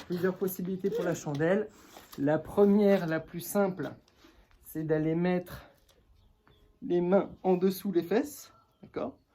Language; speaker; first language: French; native; French